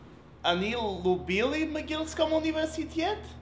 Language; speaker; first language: Russian; non-native, learner; English